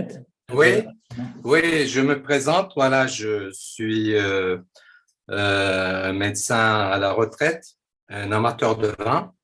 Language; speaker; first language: French; non-native, fluent; Turkish